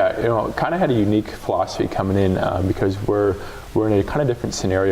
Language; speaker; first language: English; native; English